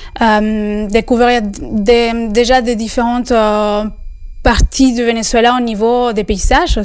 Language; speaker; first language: French; non-native, fluent; Spanish